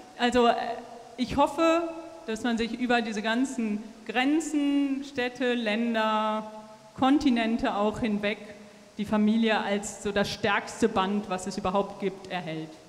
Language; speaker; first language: German; native; German